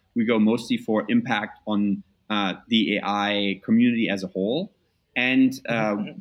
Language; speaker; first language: English; non-native, fluent; German